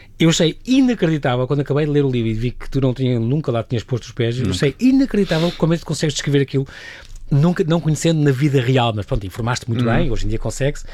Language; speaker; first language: Portuguese; native; Portuguese